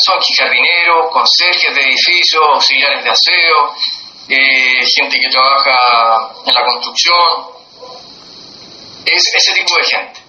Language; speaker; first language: Spanish; native; Spanish